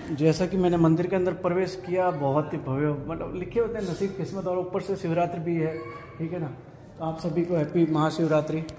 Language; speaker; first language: Hindi; non-native, local second language; Gujarati